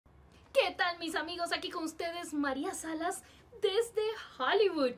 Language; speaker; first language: Spanish; native; Spanish